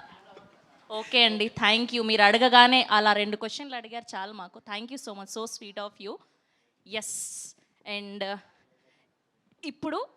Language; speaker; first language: Telugu; native; Telugu